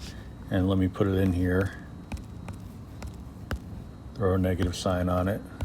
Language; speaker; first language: English; native; English